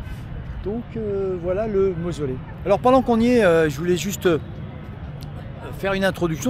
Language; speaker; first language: French; native; French